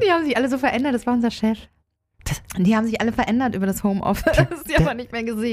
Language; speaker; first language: German; native; German